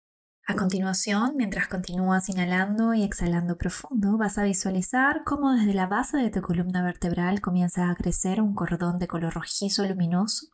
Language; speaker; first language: Spanish; native; Spanish